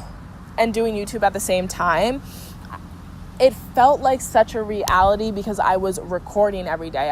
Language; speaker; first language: English; native; English